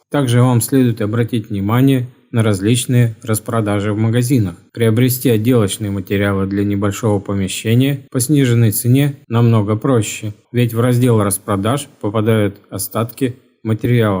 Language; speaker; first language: Russian; native; Russian